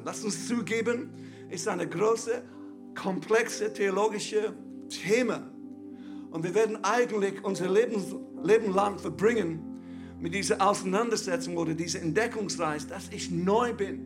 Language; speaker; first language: German; non-native, fluent; English